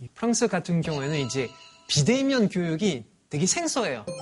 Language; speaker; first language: Korean; non-native, fluent; French